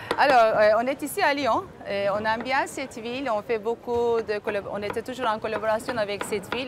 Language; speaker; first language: French; non-native, fluent; Turkish